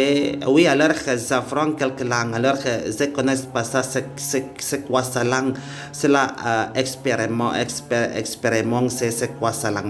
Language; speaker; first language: French; non-native, learner; Indonesian